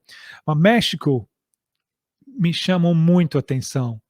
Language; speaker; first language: Portuguese; non-native, fluent; English